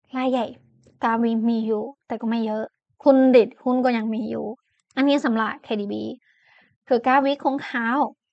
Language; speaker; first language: Thai; non-native, fluent; Chinese